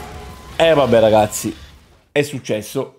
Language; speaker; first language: Italian; native; Italian